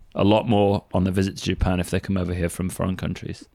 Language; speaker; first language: English; native; English